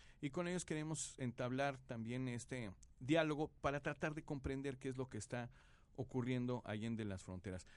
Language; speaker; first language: Spanish; native; Spanish